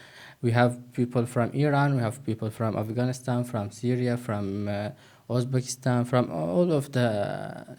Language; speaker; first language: English; non-native, learner; Turkish